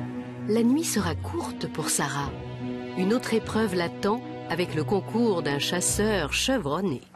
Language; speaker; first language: French; native; French